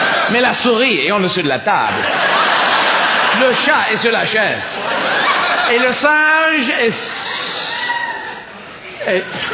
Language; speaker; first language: French; non-native, learner; English